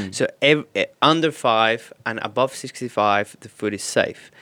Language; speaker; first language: English; non-native, fluent; Spanish